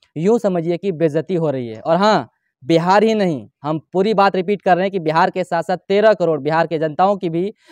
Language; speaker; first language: Hindi; native; Hindi